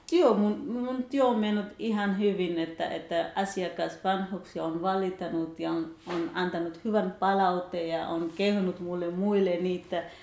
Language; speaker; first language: Finnish; non-native, learner; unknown